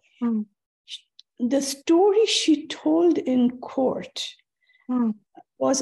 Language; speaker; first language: English; non-native, local second language; Bangla